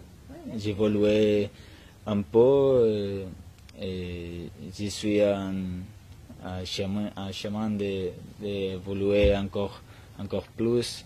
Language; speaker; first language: French; non-native, learner; Spanish